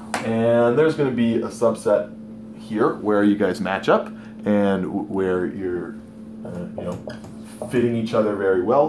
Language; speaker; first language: English; native; English